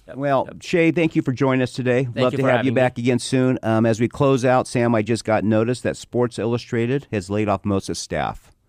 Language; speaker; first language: English; non-native, fluent; Persian